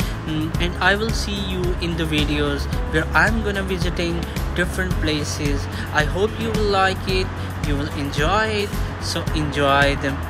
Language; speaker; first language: English; non-native, local second language; Urdu